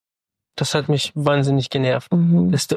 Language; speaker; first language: German; non-native, fluent; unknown